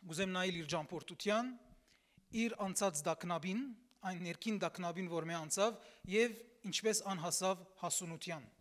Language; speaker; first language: Armenian; early bilingual, heritage; Armenian